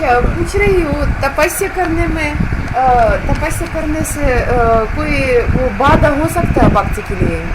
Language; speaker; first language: Hindi; non-native, fluent; Russian